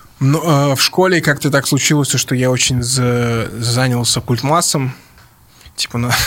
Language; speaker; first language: Russian; early bilingual, other home language; English